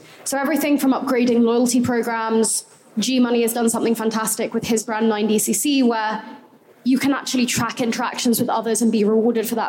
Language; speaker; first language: English; native; English